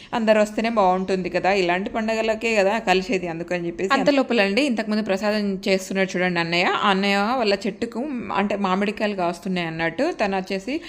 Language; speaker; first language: Telugu; non-native, local second language; Lambadi